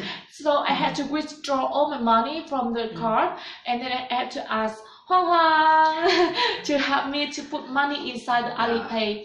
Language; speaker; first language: English; non-native, learner; Vietnamese